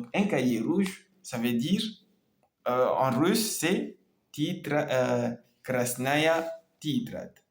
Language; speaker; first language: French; non-native, local second language; Comorian